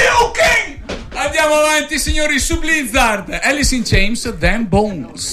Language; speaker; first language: Italian; native; Italian